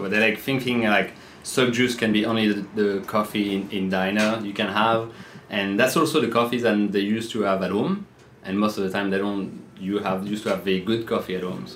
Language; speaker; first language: English; non-native, fluent; French